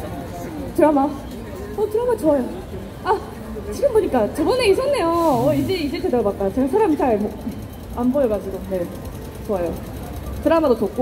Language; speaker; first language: Korean; non-native, fluent; Japanese